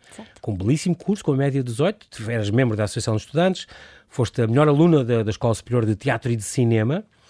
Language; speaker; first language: Portuguese; native; Portuguese